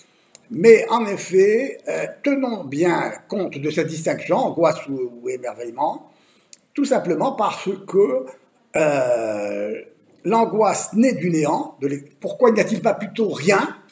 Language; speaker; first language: French; native; French